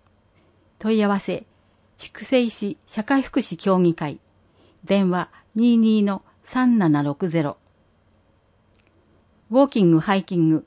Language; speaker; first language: Japanese; native; Japanese